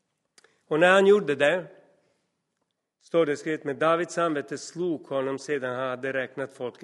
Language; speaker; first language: Swedish; non-native, fluent; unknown